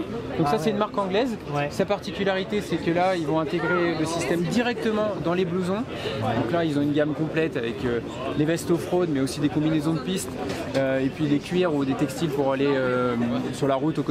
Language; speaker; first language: French; native; French